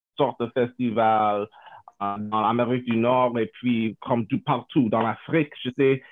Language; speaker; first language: French; non-native, fluent; English